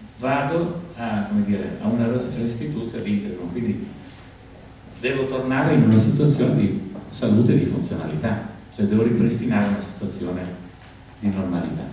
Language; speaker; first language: Italian; native; Italian